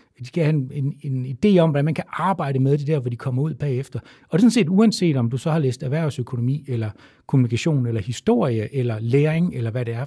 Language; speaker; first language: Danish; native; Danish